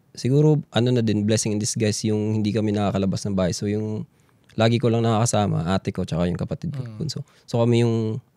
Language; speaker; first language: Filipino; non-native, local second language; Cebuano